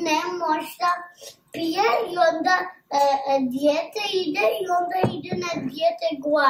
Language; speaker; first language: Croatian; early bilingual, heritage; Croatian